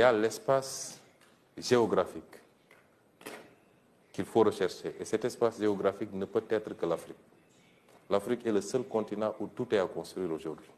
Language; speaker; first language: French; non-native, local second language; Wolof